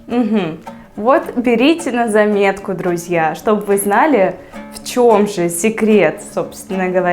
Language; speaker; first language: Russian; native; Russian